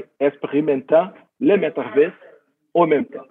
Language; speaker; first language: French; non-native, fluent; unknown